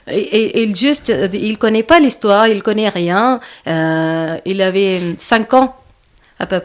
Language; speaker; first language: French; non-native, learner; Malayalam